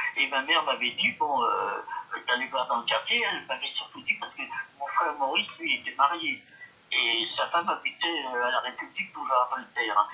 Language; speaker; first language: French; early bilingual, other home language; Yiddish